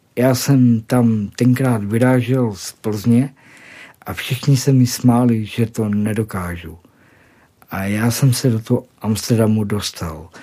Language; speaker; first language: Czech; native; Czech